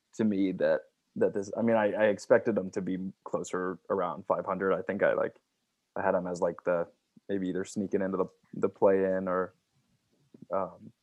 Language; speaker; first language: English; native; English